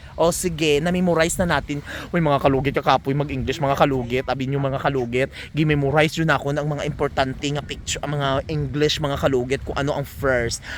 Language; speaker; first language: Filipino; non-native, local second language; Cebuano